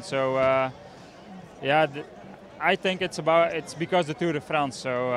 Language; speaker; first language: English; non-native, fluent; Dutch